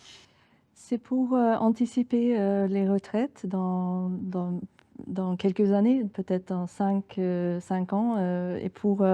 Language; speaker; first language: French; non-native, fluent; Swedish